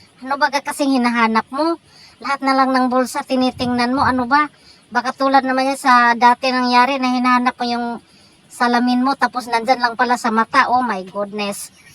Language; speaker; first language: Filipino; non-native, local second language; Cebuano